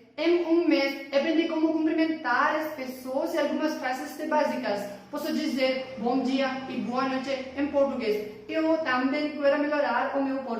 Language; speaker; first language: Portuguese; non-native, learner; Gujarati